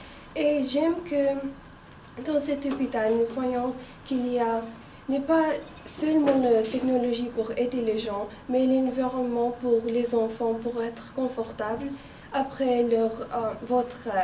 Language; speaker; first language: French; non-native, learner; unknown